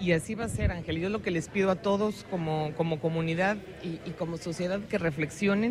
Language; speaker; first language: Spanish; native; Spanish